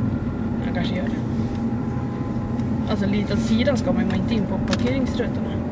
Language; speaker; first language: Swedish; native; Swedish